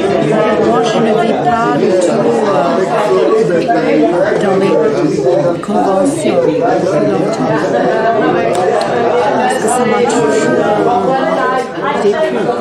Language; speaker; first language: French; non-native, fluent; English